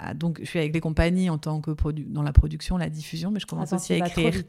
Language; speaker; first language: French; native; French